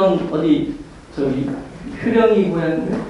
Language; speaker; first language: Korean; native; Korean